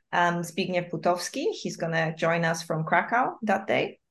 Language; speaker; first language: English; non-native, fluent; Polish